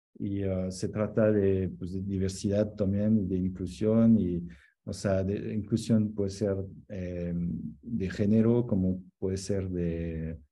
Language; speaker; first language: Spanish; non-native, fluent; French